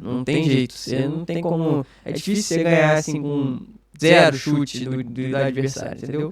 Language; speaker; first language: Portuguese; native; Portuguese